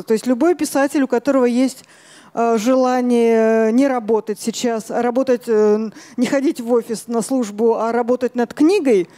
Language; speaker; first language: Russian; native; Russian